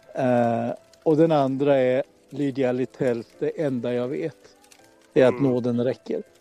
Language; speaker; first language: Swedish; native; Swedish